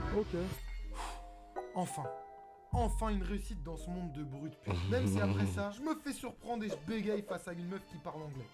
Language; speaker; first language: French; native; French